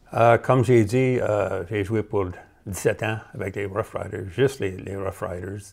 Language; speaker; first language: French; native; French